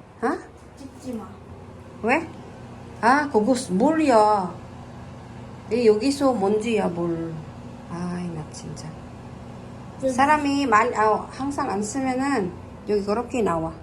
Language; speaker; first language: Korean; non-native, learner; Filipino